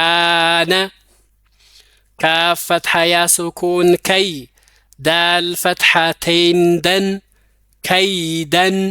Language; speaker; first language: Arabic; non-native, fluent; Amharic